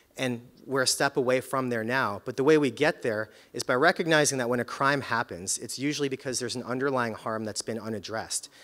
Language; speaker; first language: English; native; English